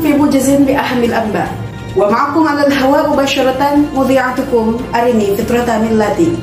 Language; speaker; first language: Arabic; non-native, learner; Indonesian